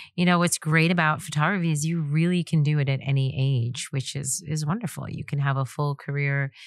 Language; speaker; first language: English; native; English